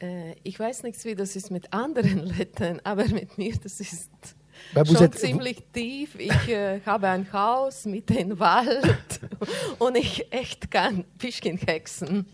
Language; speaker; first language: German; non-native, learner; Latvian